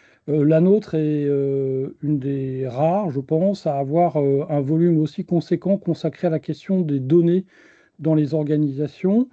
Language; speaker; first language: French; native; French